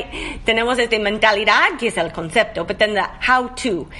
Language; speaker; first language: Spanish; non-native, learner; English